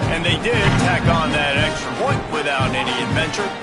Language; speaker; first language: English; native; English